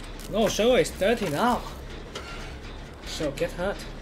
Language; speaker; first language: English; non-native, learner; Chinese